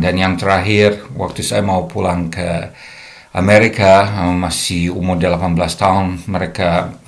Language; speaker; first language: Indonesian; non-native, fluent; English